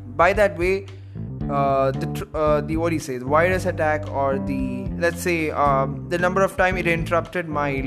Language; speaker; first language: English; non-native, local second language; Malayalam